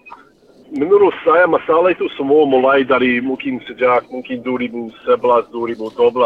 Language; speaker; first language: Indonesian; non-native, fluent; English